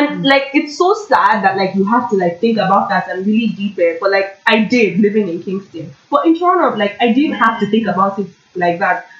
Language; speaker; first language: English; non-native, local second language; Yoruba